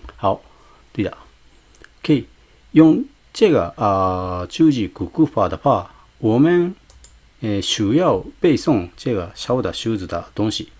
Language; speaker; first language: Chinese; non-native, fluent; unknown